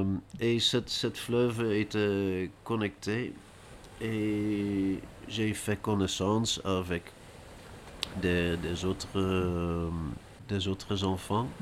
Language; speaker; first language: French; non-native, learner; Dutch